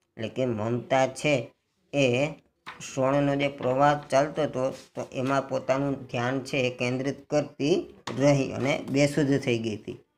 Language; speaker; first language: Hindi; non-native, local second language; Gujarati